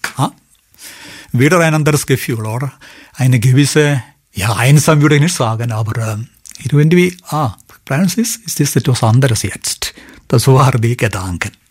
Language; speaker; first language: German; non-native, fluent; Malayalam